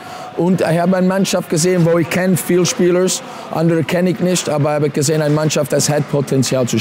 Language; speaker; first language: German; non-native, learner; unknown